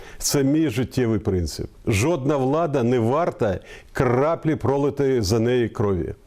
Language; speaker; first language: Ukrainian; non-native, local second language; Russian